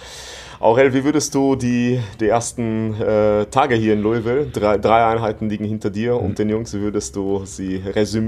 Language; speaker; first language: German; native; German